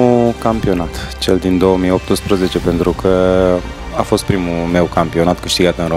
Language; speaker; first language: Romanian; native; Romanian